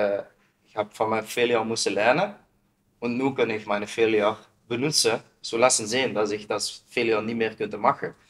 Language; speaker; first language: German; non-native, learner; Dutch